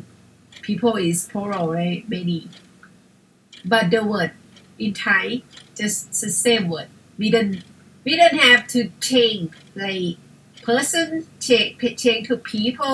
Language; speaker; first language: English; non-native, fluent; Thai